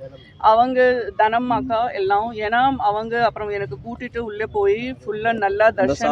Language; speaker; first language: Tamil; non-native, local second language; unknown